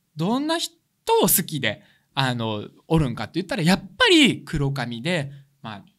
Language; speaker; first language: Japanese; early bilingual, other home language; Russian